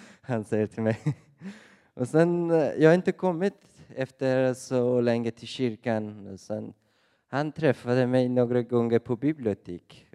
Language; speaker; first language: Swedish; non-native, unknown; Persian